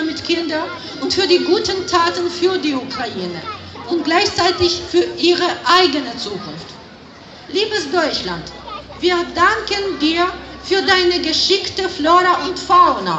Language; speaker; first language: German; non-native, fluent; Ukrainian